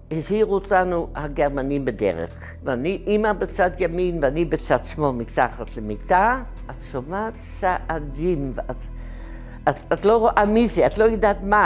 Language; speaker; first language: Hebrew; non-native, fluent; Dutch